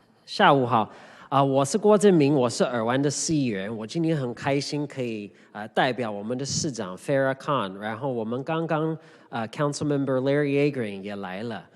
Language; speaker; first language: Chinese; early bilingual, heritage; English